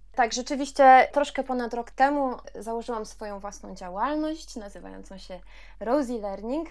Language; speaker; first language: Polish; early bilingual, heritage; Polish